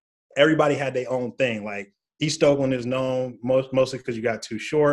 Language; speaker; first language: English; native; English